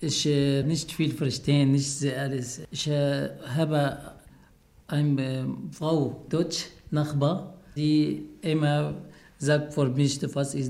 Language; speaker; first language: German; non-native, learner; Arabic